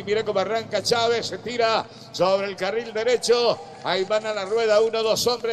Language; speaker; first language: Spanish; native; Spanish